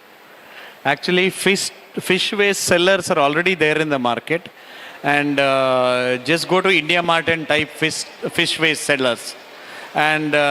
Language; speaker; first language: English; non-native, local second language; Kannada